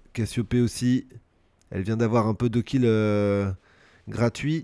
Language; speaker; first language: French; native; French